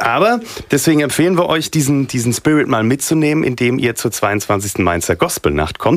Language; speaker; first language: German; native; German